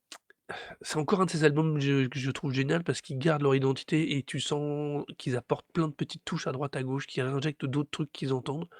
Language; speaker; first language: French; native; French